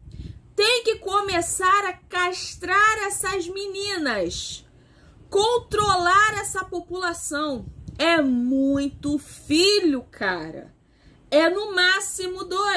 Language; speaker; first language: Portuguese; native; Portuguese